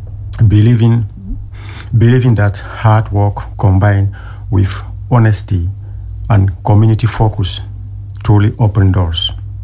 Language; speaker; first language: English; non-native, local second language; French